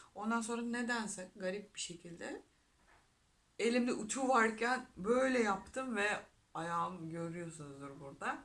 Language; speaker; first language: Turkish; non-native, fluent; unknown